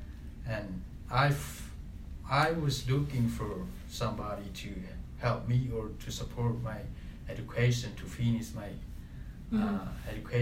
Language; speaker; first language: English; non-native, learner; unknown